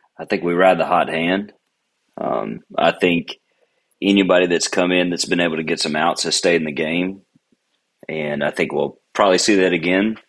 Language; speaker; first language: English; native; English